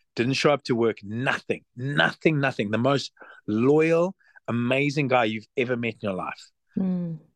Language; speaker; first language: English; native; English